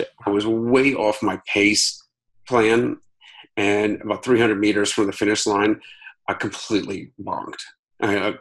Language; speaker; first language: English; native; English